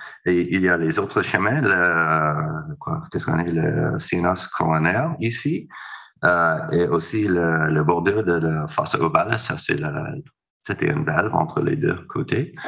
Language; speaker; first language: French; non-native, fluent; English